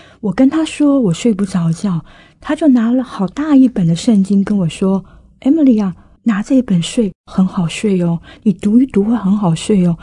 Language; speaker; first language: Chinese; native; Chinese